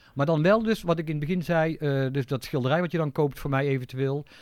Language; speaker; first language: Dutch; native; Dutch